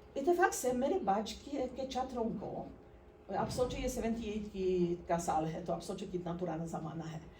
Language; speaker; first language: Hindi; non-native, fluent; Polish